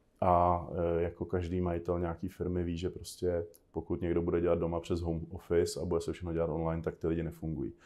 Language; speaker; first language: Czech; native; Czech